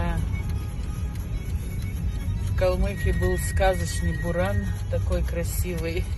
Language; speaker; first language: Russian; non-native, local second language; Chechen